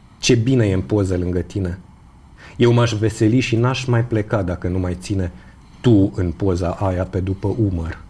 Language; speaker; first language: Romanian; native; Romanian